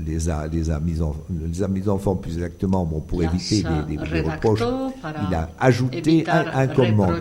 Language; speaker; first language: French; native; French